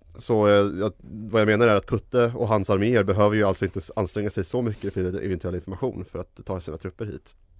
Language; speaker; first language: Swedish; native; Swedish